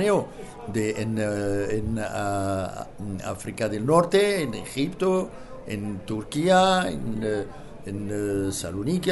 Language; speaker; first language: Spanish; non-native, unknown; French